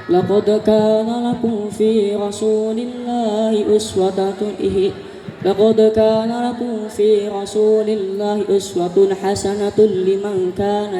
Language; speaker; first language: Arabic; non-native, learner; Indonesian